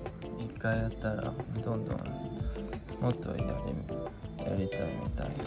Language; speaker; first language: Japanese; non-native, learner; English